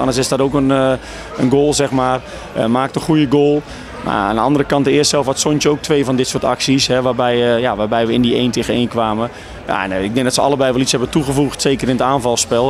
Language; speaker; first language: Dutch; native; Dutch